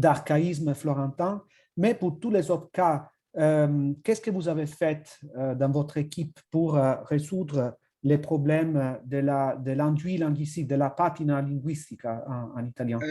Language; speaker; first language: French; non-native, fluent; Italian